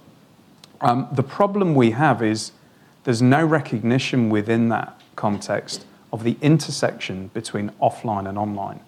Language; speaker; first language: English; native; English